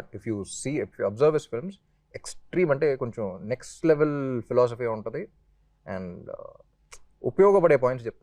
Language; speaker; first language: Telugu; native; Telugu